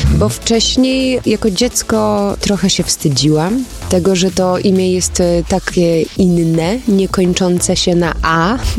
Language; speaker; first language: Polish; early bilingual, heritage; Polish